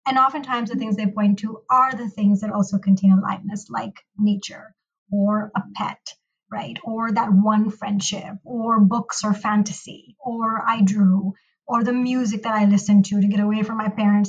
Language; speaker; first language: English; non-native, local second language; Urdu